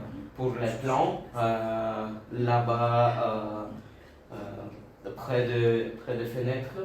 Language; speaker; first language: French; non-native, learner; Bulgarian